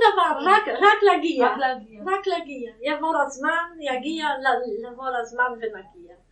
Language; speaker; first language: Hebrew; non-native, fluent; Yiddish